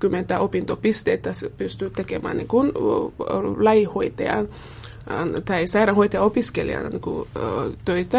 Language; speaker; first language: Finnish; non-native, fluent; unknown